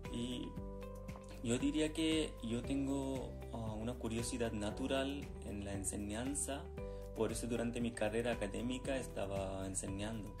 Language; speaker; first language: Spanish; non-native, fluent; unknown